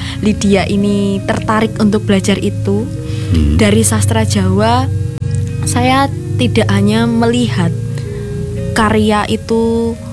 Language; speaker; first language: Indonesian; non-native, local second language; Javanese